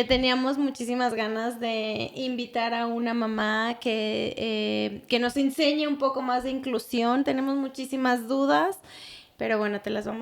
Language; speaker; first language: Spanish; native; Spanish